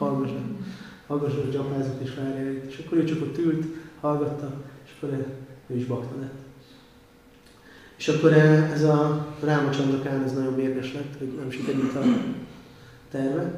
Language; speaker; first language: Hungarian; native; Hungarian